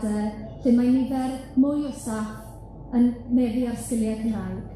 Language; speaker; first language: Welsh; native; Welsh